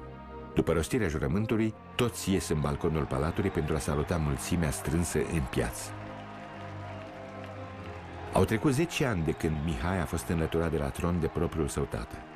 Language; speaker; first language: Romanian; native; Romanian